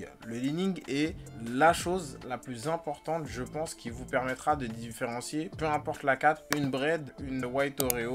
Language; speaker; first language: French; native; French